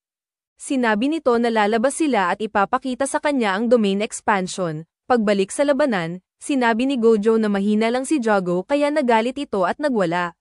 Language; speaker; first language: Filipino; native; Filipino